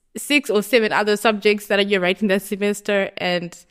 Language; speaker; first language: English; non-native, local second language; Shona